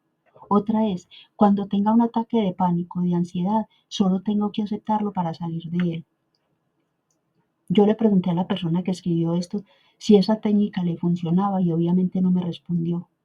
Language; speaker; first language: Spanish; native; Spanish